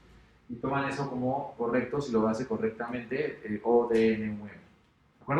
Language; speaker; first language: Spanish; native; Spanish